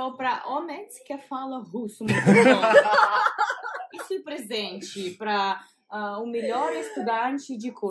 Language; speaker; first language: Portuguese; non-native, fluent; Russian